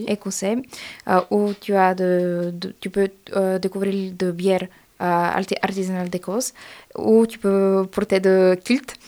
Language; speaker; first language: French; non-native, fluent; Bulgarian